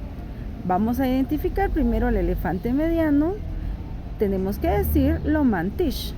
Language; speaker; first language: Spanish; non-native, local second language; Kaqchikel